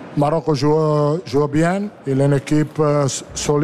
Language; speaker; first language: French; non-native, fluent; Italian